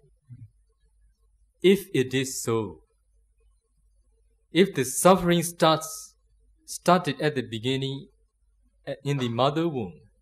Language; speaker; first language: English; non-native, fluent; Burmese